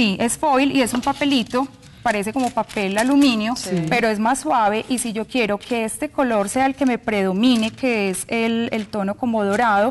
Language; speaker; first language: Spanish; native; Spanish